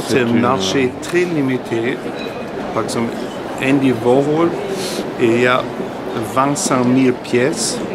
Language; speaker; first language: French; non-native, fluent; German